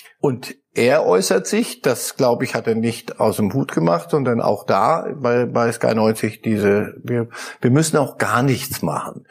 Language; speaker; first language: German; early bilingual, other home language; Polish